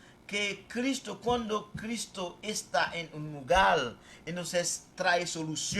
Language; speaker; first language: Spanish; non-native, fluent; Haitian Creole